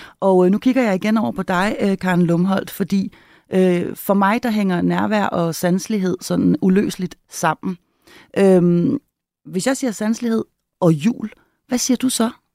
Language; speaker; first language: Danish; native; Danish